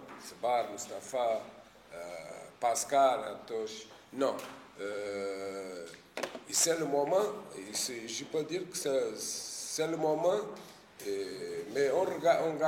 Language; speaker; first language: French; non-native, fluent; Portuguese